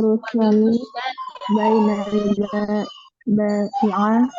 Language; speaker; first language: Arabic; non-native, learner; Indonesian